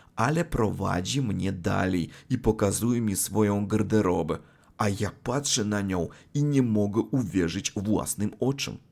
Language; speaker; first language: Polish; non-native, learner; Russian